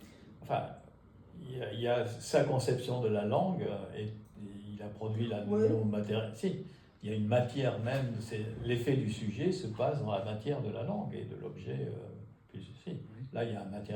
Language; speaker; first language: French; native; French